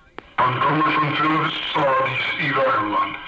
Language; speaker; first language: Swedish; early bilingual, heritage; Swedish